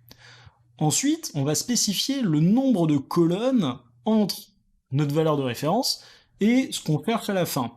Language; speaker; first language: French; native; French